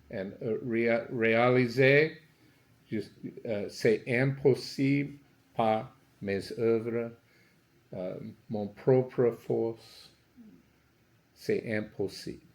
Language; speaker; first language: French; non-native, learner; English